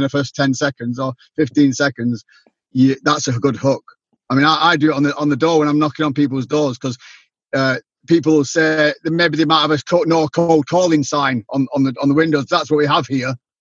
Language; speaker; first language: English; native; English